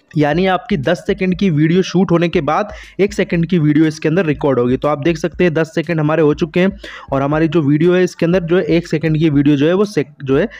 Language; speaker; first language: Hindi; native; Hindi